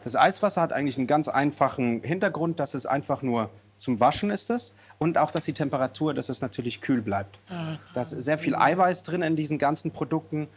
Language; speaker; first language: German; native; German